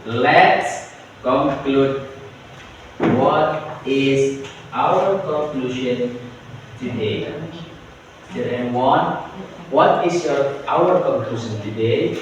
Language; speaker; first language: English; non-native, learner; Indonesian